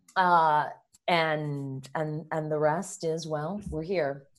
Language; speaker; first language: English; early bilingual, other home language; Spanish